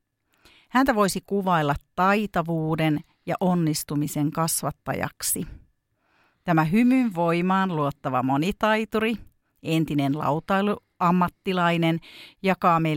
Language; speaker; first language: Finnish; native; Finnish